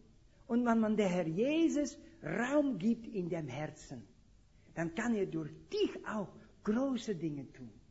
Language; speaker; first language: German; non-native, fluent; Dutch